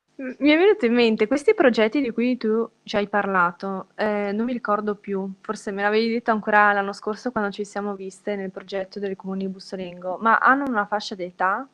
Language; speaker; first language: Italian; native; Italian